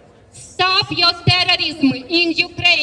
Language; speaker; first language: English; non-native, fluent; Ukrainian